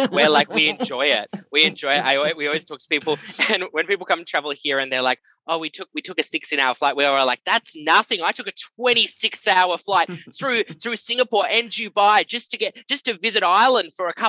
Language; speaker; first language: English; native; English